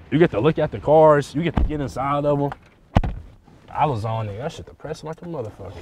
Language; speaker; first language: English; native; English